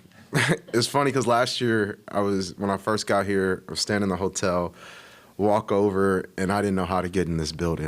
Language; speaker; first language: English; native; English